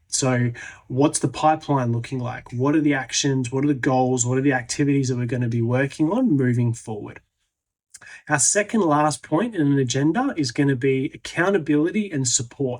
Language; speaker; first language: English; native; English